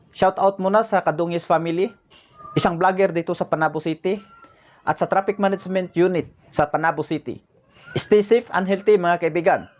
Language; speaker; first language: Filipino; non-native, local second language; Cebuano